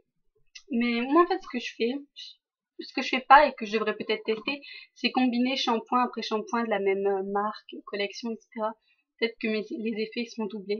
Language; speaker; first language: French; native; French